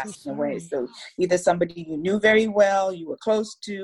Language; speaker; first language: English; non-native, local second language; Yoruba